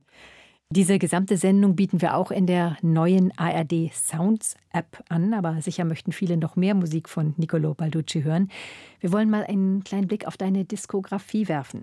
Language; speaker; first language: German; native; German